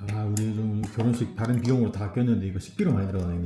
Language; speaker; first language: Korean; native; Korean